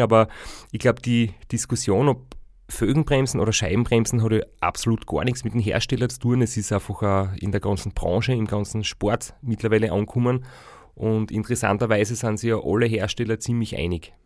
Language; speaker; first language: German; native; German